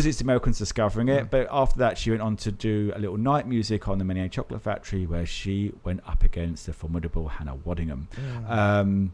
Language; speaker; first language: English; native; English